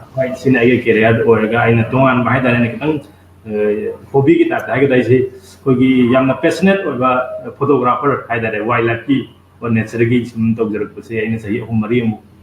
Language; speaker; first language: Manipuri; native; Manipuri